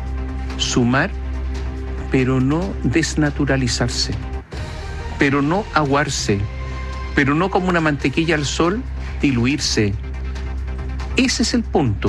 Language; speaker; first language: Spanish; native; Spanish